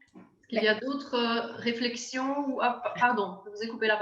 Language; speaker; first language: French; native; French